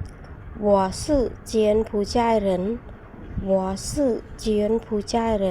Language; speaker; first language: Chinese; non-native, fluent; Khmer